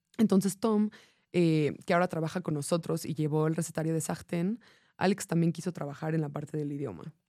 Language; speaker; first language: Spanish; non-native, fluent; English